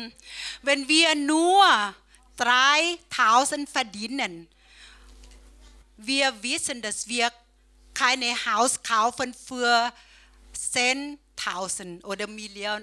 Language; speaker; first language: German; non-native, learner; Thai